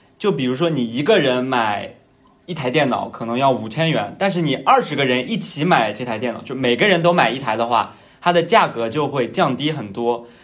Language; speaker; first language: Chinese; native; Chinese